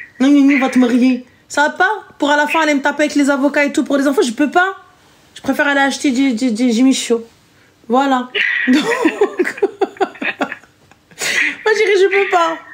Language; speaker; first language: French; early bilingual, other home language; Arabic